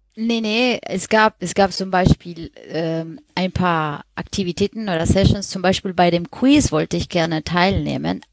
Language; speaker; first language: German; non-native, fluent; Spanish